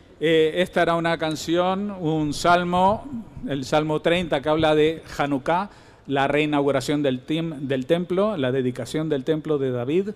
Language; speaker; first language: Spanish; native; Spanish